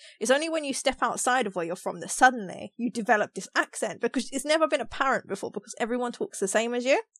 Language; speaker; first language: English; native; English